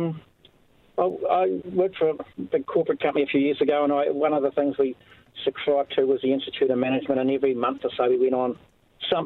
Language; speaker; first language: English; native; English